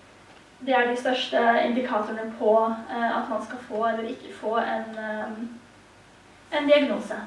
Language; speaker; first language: Norwegian; early bilingual, heritage; Tigrinya